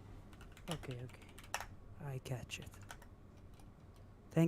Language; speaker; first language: English; non-native, learner; Arabic